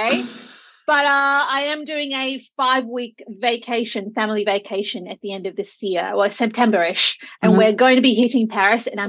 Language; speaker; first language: English; native; English